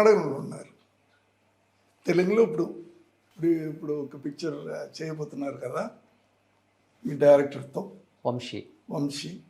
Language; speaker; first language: Telugu; non-native, learner; Tamil